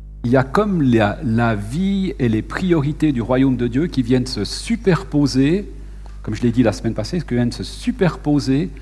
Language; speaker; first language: French; native; French